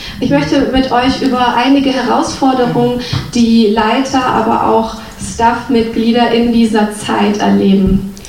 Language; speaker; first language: German; native; German